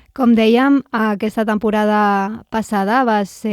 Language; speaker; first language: Catalan; native; Catalan